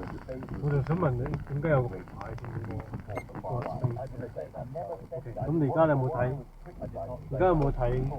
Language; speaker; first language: Cantonese; early bilingual, heritage; Cantonese